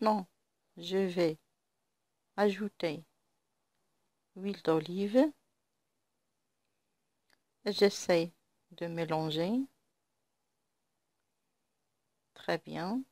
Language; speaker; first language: French; non-native, local second language; Arabic